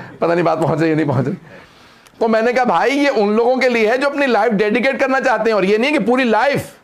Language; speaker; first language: Urdu; native; Urdu